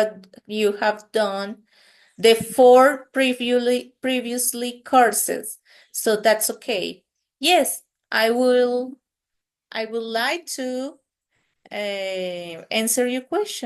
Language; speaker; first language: English; non-native, fluent; Spanish